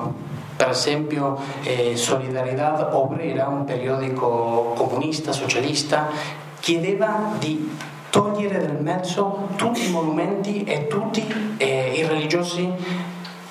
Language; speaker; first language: Italian; non-native, fluent; Spanish